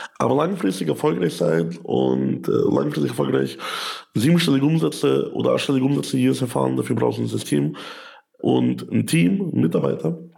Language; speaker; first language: German; early bilingual, other home language; Russian